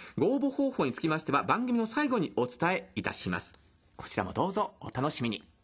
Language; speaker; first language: Japanese; native; Japanese